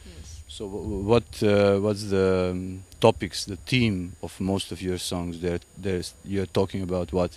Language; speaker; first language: English; non-native, fluent; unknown